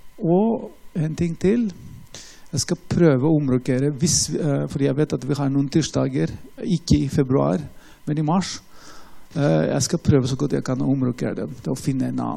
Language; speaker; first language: Norwegian; non-native, fluent; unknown